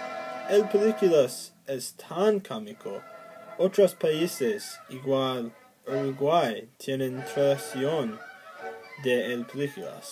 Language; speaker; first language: Spanish; non-native, learner; English